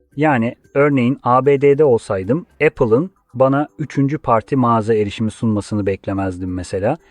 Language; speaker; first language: Turkish; non-native, fluent; Polish